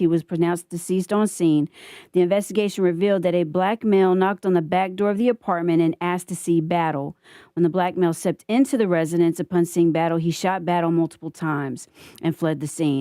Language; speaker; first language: English; native; English